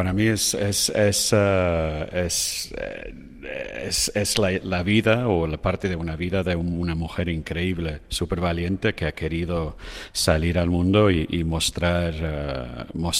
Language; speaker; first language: Spanish; non-native, fluent; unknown